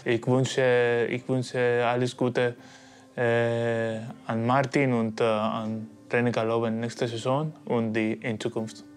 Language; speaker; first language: German; non-native, learner; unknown